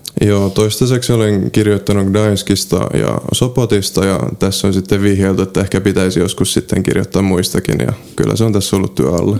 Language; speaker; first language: Finnish; early bilingual, other home language; Polish